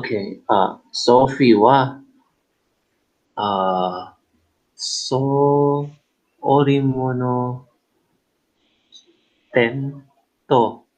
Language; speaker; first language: Japanese; non-native, learner; English